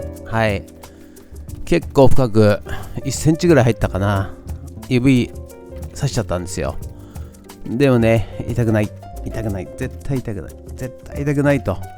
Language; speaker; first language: Japanese; native; Japanese